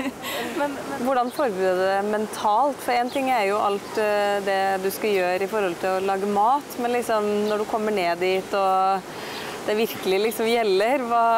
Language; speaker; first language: Norwegian; native; Norwegian